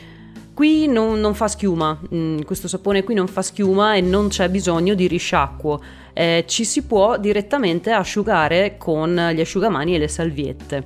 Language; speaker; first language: Italian; native; Italian